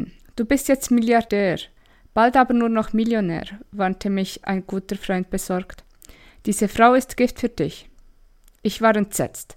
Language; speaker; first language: German; native; German